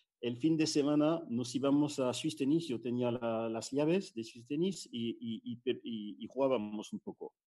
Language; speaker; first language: Spanish; non-native, fluent; French